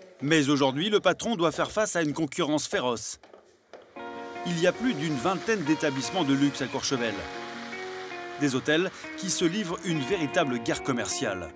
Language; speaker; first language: French; native; French